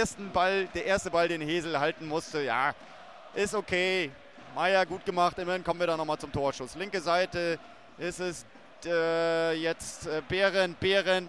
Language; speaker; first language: German; native; German